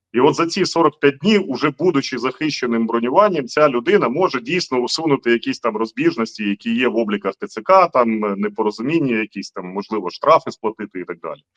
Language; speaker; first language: Ukrainian; native; Ukrainian